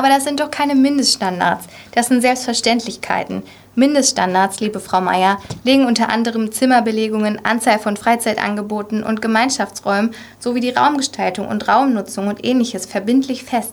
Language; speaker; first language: German; native; German